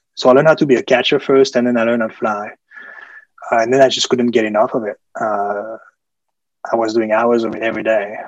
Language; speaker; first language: English; early bilingual, other home language; French